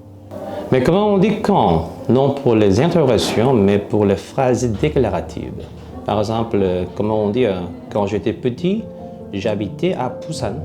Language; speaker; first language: French; non-native, fluent; Korean